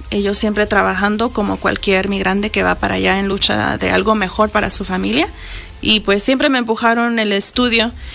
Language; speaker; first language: Spanish; early bilingual, heritage; Spanish